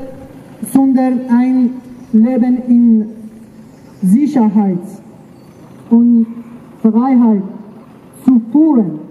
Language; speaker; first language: German; non-native, learner; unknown